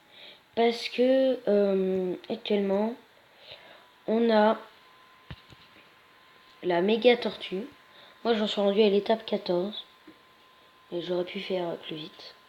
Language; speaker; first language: French; native; French